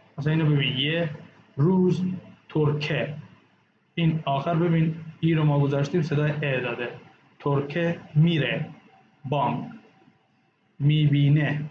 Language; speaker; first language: Persian; non-native, local second language; Baluchi